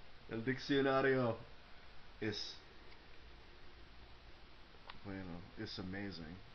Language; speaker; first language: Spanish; non-native, learner; English